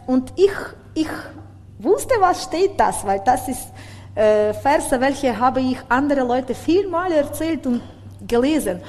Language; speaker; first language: German; non-native, learner; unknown